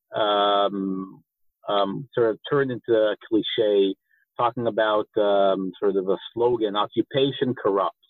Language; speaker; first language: English; native; English